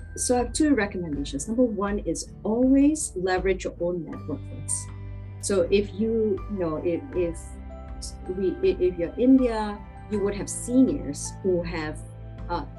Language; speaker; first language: English; non-native, local second language; Chinese